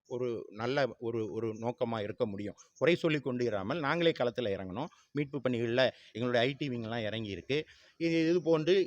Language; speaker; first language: Tamil; native; Tamil